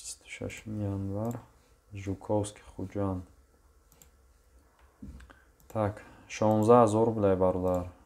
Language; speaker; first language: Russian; non-native, local second language; Tajik